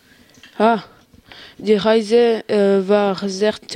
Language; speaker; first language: German; non-native, learner; French